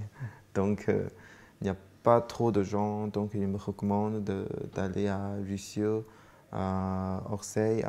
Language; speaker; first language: French; non-native, fluent; Chinese